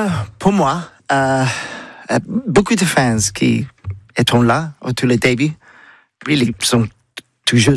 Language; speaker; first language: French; non-native, learner; English